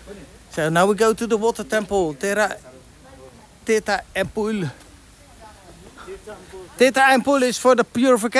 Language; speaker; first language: English; non-native, learner; Dutch